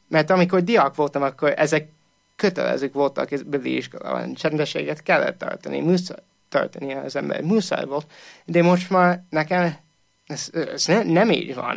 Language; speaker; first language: Hungarian; non-native, fluent; English